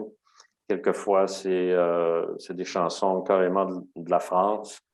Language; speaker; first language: French; native; French